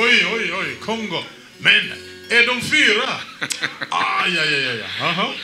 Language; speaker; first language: Swedish; non-native, fluent; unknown